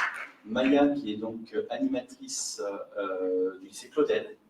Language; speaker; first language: French; native; French